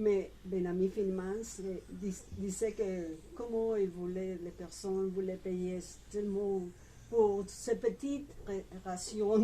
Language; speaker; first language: French; non-native, fluent; Spanish